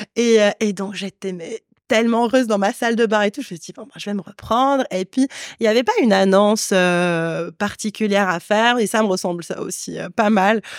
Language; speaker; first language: French; non-native, local second language; Arabic